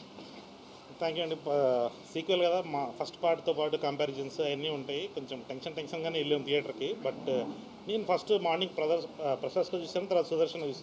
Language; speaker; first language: Telugu; native; Telugu